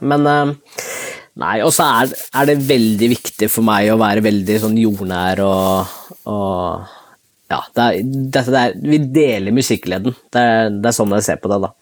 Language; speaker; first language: Norwegian; early bilingual, other home language; Spanish